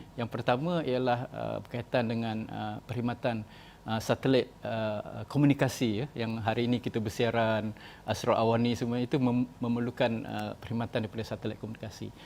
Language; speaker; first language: Malay; native; Malay